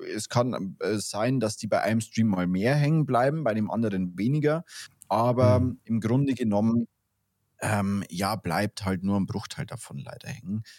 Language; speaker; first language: German; native; German